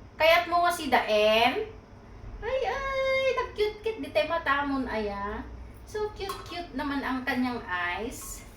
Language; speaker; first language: Filipino; non-native, local second language; Iloko